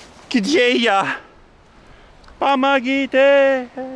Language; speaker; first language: Russian; non-native, learner; English